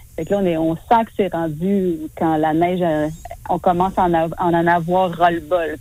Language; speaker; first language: French; native; French